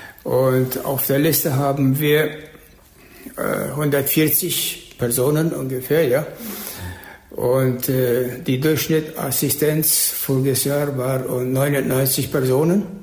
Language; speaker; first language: German; early bilingual, heritage; German